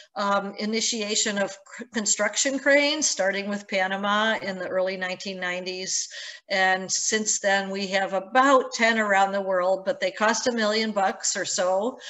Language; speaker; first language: English; native; English